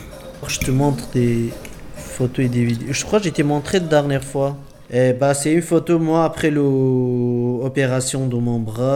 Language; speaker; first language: French; non-native, learner; Kurdish